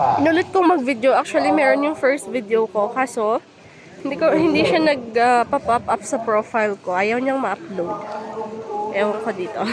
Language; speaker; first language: Filipino; non-native, local second language; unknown